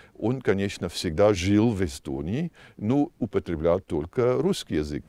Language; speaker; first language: Russian; non-native, fluent; German